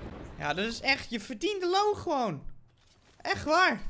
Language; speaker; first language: Dutch; native; Dutch